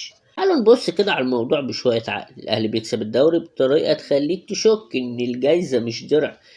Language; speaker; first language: Arabic; native; Arabic